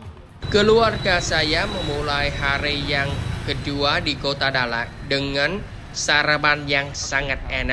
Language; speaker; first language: Indonesian; non-native, learner; Vietnamese